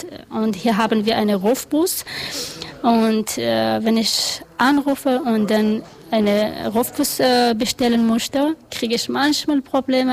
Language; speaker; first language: German; non-native, learner; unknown